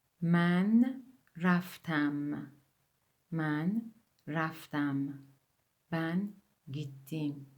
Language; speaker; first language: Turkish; non-native, fluent; Persian